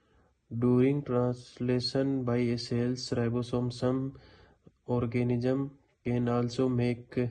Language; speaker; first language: English; non-native, learner; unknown